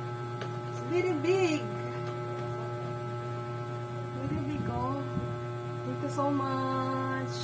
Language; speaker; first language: English; non-native, local second language; Filipino